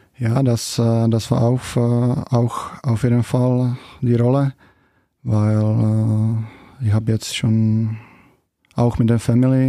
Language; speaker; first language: German; non-native, learner; Czech